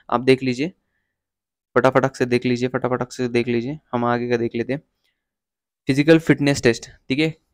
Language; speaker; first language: Hindi; non-native, local second language; Marathi